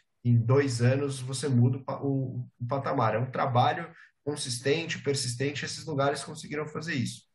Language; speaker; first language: Portuguese; native; Portuguese